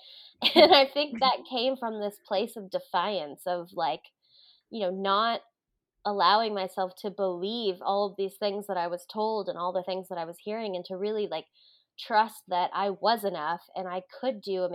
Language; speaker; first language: English; native; English